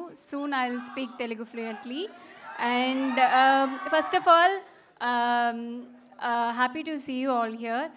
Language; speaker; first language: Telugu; non-native, learner; Tamil